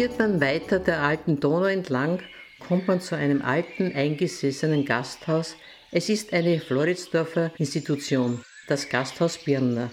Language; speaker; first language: German; native; German